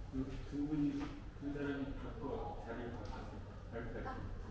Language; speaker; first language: Korean; native; Korean